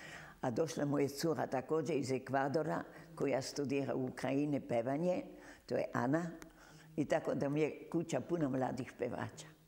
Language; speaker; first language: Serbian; early bilingual, heritage; Serbian